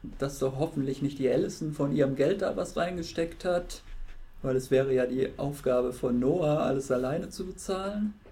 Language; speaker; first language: German; native; German